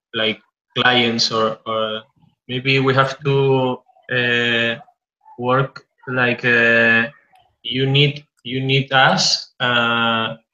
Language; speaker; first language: English; non-native, fluent; Spanish